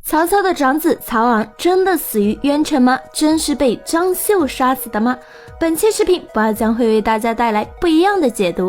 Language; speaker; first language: Chinese; native; Chinese